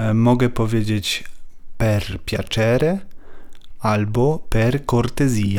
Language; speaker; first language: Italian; non-native, learner; Polish